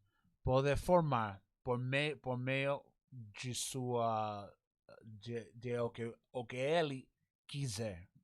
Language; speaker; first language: Portuguese; non-native, learner; English